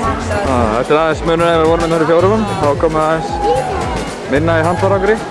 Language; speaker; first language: Icelandic; native; Icelandic